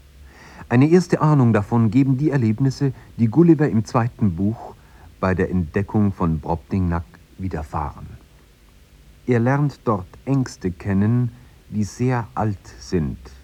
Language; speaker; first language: German; native; German